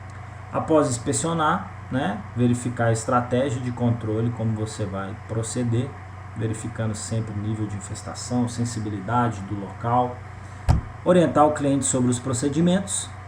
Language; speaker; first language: Portuguese; native; Portuguese